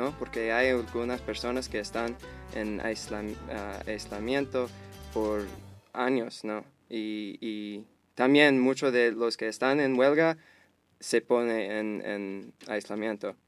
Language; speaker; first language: Spanish; non-native, fluent; English